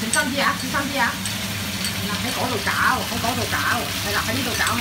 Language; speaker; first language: Cantonese; native; Cantonese